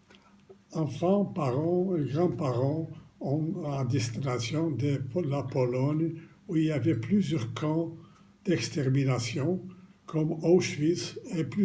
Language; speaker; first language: French; non-native, fluent; Romanian